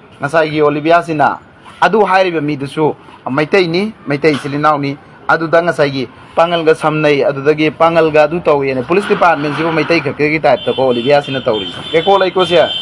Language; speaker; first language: Manipuri; native; Manipuri